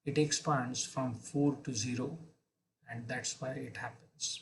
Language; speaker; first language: English; non-native, local second language; Marathi